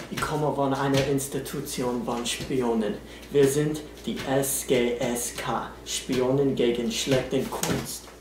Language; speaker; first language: German; non-native, learner; English